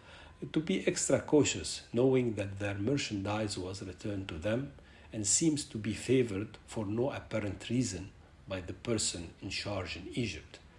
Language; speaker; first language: English; non-native, fluent; Arabic